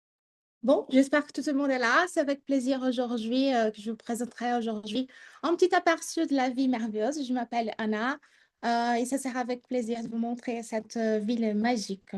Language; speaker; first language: French; non-native, fluent; Portuguese